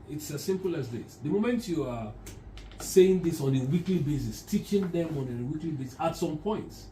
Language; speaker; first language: English; non-native, local second language; Yoruba